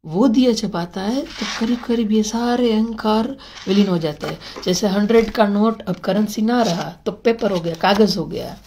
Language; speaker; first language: Hindi; non-native, local second language; Gujarati